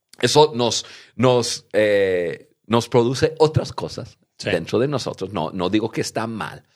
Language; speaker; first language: Spanish; early bilingual, heritage; English